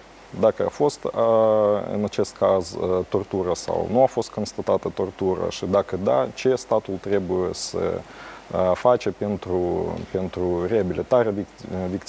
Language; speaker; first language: Romanian; non-native, local second language; Russian